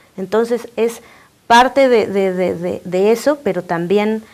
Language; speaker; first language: Spanish; native; Spanish